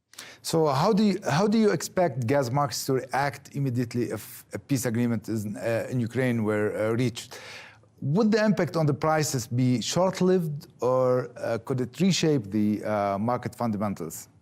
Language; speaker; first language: English; non-native, fluent; Arabic